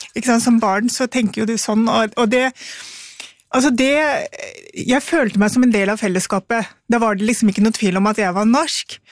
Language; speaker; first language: Norwegian; early bilingual, other home language; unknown